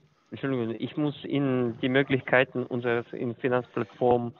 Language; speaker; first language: German; non-native, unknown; Russian